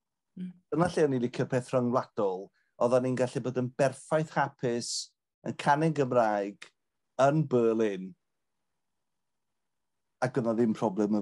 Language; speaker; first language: Welsh; native; Welsh